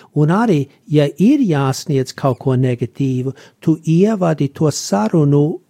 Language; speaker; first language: Latvian; early bilingual, heritage; Latvian